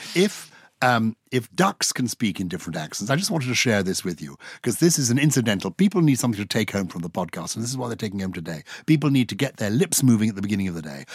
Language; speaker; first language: English; native; English